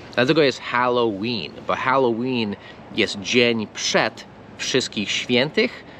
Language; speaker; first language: Polish; non-native, fluent; English